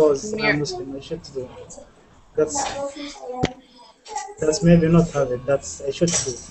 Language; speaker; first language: English; non-native, learner; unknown